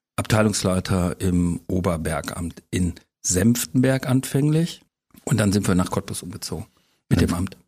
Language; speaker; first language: German; native; German